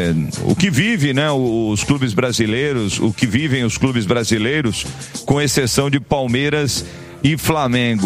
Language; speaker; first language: Portuguese; native; Portuguese